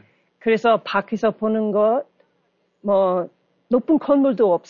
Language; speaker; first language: Korean; non-native, learner; English